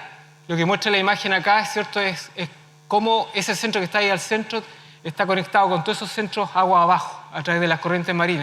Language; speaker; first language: Spanish; native; Spanish